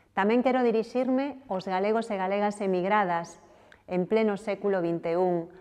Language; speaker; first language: Galician; native; Galician